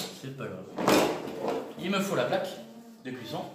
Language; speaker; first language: French; native; French